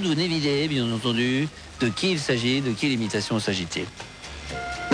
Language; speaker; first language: French; native; French